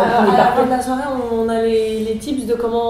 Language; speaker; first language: French; native; French